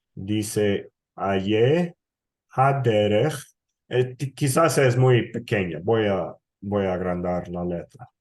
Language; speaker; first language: Spanish; non-native, fluent; English